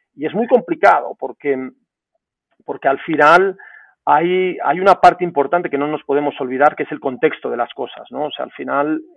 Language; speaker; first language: Spanish; native; Spanish